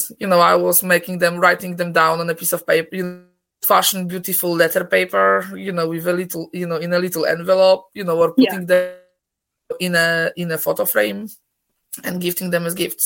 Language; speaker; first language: English; non-native, fluent; Polish